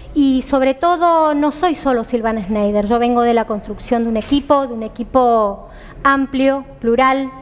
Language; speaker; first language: Spanish; native; Spanish